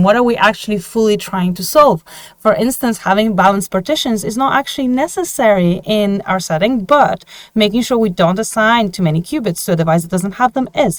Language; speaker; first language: English; non-native, fluent; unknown